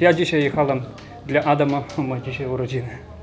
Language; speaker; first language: Polish; non-native, fluent; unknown